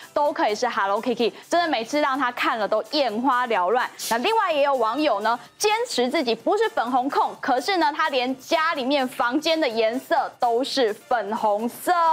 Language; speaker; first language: Chinese; native; Chinese